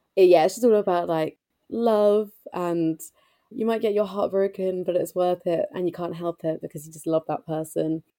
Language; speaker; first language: English; native; English